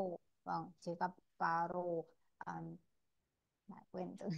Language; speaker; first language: Korean; non-native, learner; Vietnamese